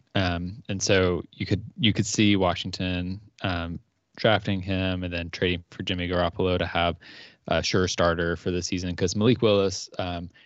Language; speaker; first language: English; native; English